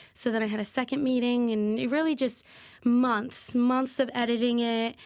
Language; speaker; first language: English; native; English